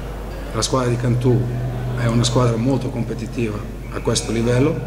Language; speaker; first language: Italian; non-native, fluent; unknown